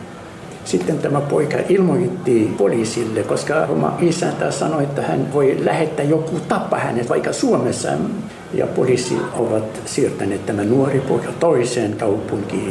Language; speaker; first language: Finnish; non-native, fluent; Arabic